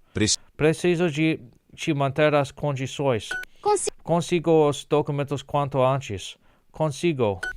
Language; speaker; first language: Portuguese; non-native, learner; English